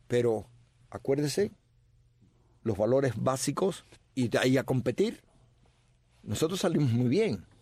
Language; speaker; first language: Spanish; native; Spanish